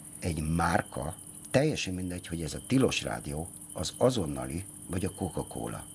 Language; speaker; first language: Hungarian; native; Hungarian